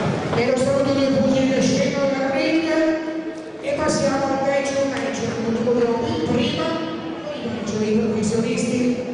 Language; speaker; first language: Italian; native; Italian